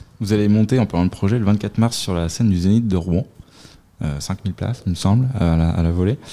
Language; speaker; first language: French; native; French